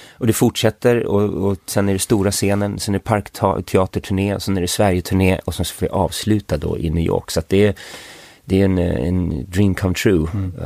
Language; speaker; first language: Swedish; early bilingual, other home language; English